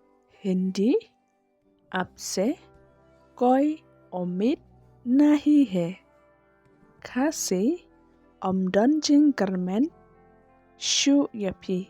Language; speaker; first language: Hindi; non-native, local second language; Khasi